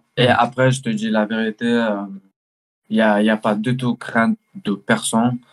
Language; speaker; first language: French; early bilingual, heritage; Russian